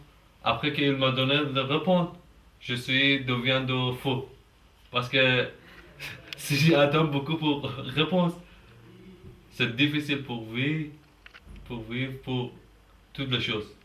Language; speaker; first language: French; non-native, learner; Persian